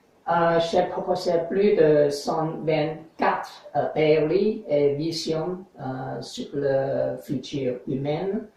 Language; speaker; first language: French; non-native, learner; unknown